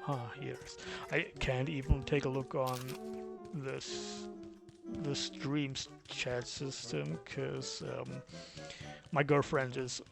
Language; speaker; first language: English; non-native, fluent; German